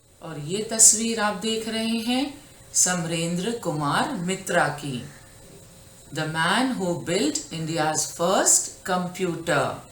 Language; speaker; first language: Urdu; native; Urdu